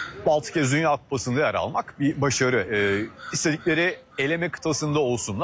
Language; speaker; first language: Turkish; native; Turkish